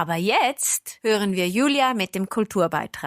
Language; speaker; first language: German; non-native, fluent; English